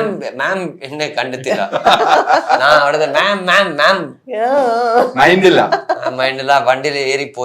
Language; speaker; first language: Malayalam; non-native, learner; Tamil